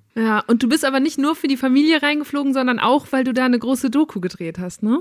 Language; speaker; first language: German; native; German